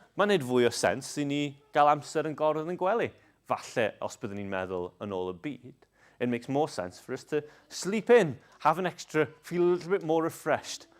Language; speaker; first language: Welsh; non-native, local second language; English